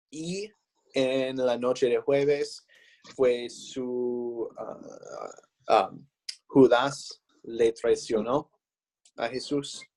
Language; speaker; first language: Spanish; non-native, fluent; English